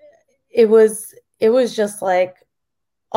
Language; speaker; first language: English; early bilingual, other home language; Spanish